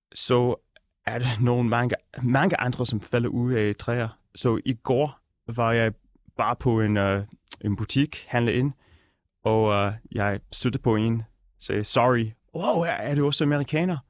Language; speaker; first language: Danish; native; Danish